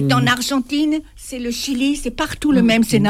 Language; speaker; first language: French; non-native, fluent; Spanish